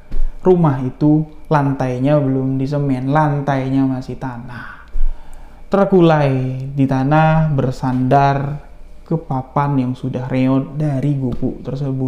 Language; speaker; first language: Indonesian; native; Indonesian